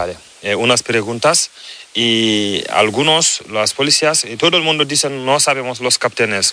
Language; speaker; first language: Spanish; non-native, learner; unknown